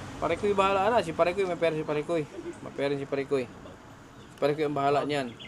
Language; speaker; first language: Filipino; non-native, local second language; Cebuano